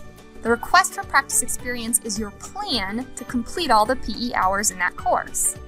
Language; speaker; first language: English; native; English